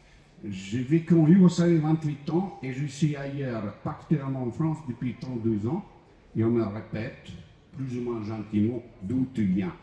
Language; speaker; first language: French; non-native, fluent; Croatian